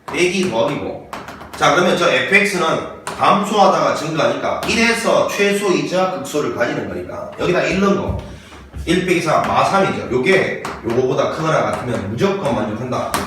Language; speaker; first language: Korean; native; Korean